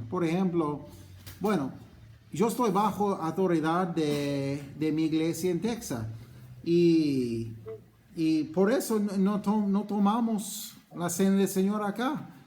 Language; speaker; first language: Spanish; non-native, fluent; English